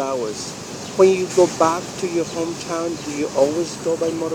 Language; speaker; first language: English; non-native, fluent; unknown